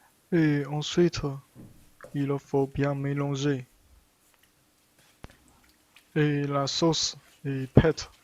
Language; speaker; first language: French; non-native, learner; Chinese